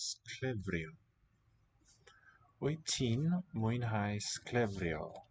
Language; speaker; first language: Welsh; non-native, learner; English